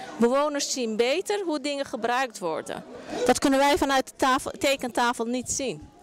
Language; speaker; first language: Dutch; early bilingual, other home language; Turkish